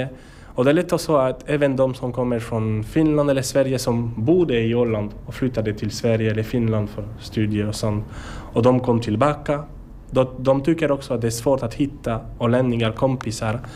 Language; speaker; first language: Swedish; non-native, learner; French